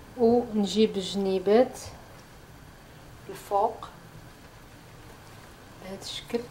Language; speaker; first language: Arabic; native; Arabic